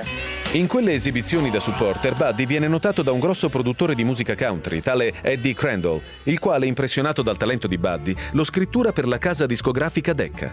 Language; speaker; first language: Italian; native; Italian